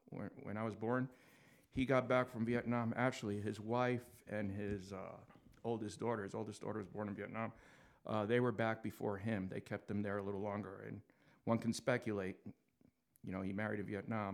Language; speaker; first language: English; native; English